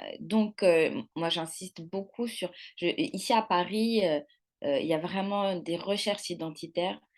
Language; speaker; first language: French; non-native, local second language; Arabic